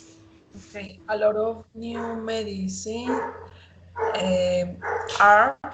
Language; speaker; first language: English; non-native, learner; Spanish